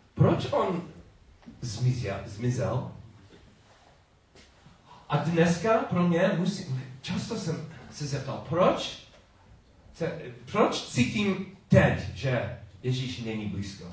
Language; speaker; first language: Czech; non-native, learner; English